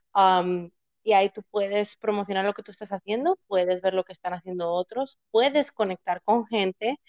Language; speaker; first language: Spanish; native; Spanish